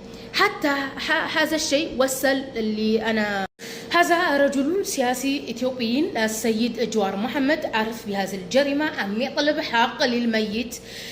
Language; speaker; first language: Arabic; non-native, fluent; Amharic